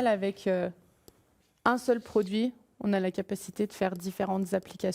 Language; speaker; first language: French; native; French